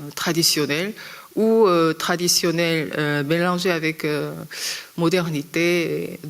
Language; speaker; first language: French; non-native, fluent; Korean